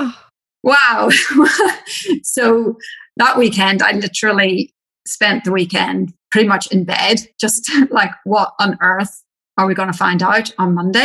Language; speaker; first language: English; native; English